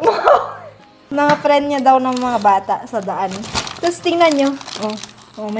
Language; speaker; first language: Filipino; native; Filipino